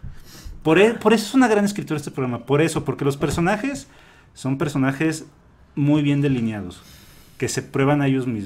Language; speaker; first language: Spanish; native; Spanish